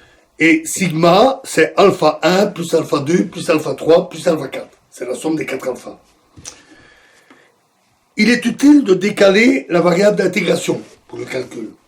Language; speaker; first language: French; native; French